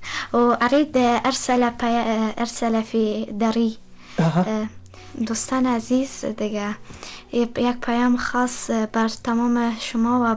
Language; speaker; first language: Arabic; non-native, learner; Persian